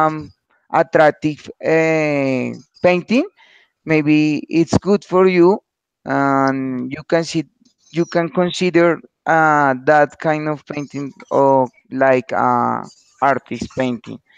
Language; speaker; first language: English; non-native, learner; Spanish